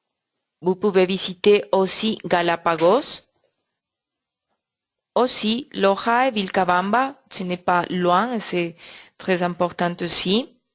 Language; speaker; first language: French; non-native, learner; Spanish